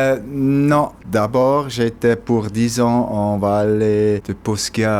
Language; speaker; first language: French; non-native, local second language; German